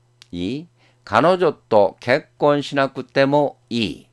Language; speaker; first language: Japanese; non-native, fluent; Korean